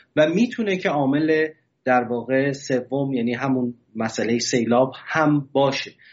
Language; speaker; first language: Persian; native; Persian